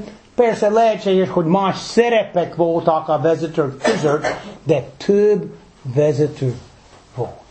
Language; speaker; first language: Hungarian; non-native, fluent; English